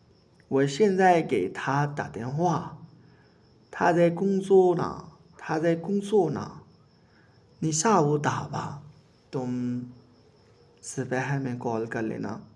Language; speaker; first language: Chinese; non-native, fluent; Urdu